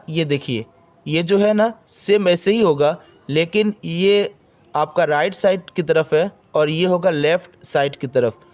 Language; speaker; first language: Hindi; native; Hindi